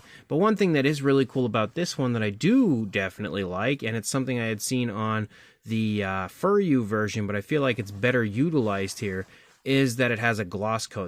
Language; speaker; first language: English; native; English